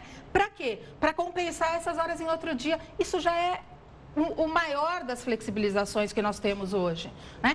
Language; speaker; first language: Portuguese; native; Portuguese